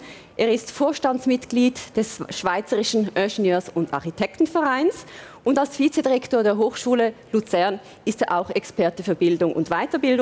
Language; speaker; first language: German; native; German